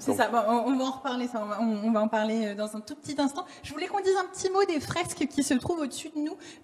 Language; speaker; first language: French; native; French